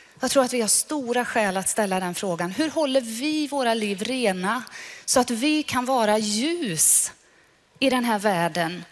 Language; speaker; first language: Swedish; non-native, fluent; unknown